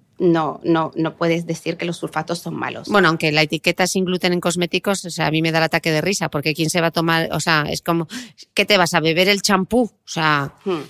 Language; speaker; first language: Spanish; native; Spanish